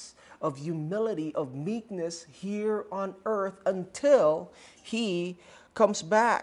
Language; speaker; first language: English; non-native, local second language; Filipino